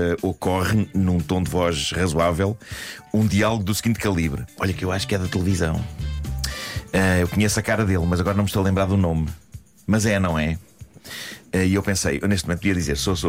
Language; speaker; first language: Portuguese; native; Portuguese